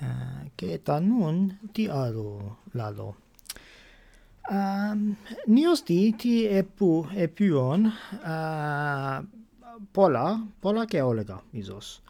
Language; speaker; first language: Greek; non-native, fluent; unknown